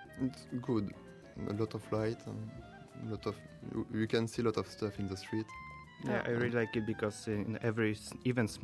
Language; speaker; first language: English; non-native, learner; French